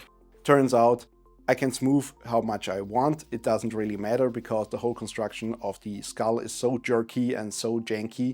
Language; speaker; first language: English; non-native, fluent; German